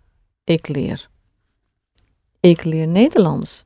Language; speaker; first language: Dutch; non-native, fluent; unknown